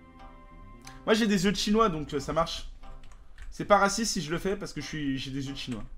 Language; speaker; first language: French; native; French